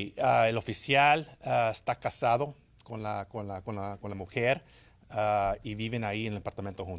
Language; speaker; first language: Spanish; early bilingual, heritage; English